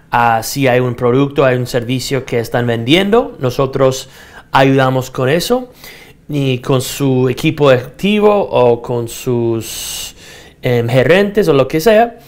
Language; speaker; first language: Spanish; non-native, fluent; English